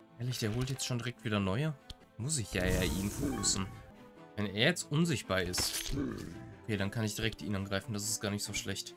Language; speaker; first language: German; native; German